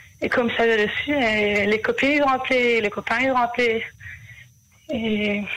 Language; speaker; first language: French; early bilingual, heritage; Hebrew